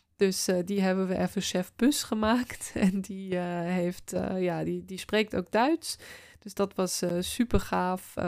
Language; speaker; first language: Dutch; non-native, fluent; German